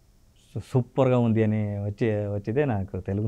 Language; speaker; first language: Telugu; non-native, learner; Kannada